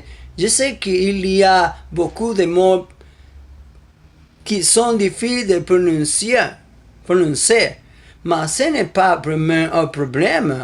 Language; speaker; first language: French; non-native, learner; Spanish